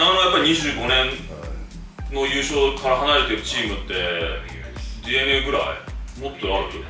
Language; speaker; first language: Japanese; native; Japanese